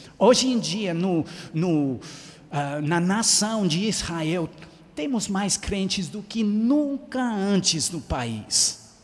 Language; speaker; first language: Portuguese; non-native, fluent; English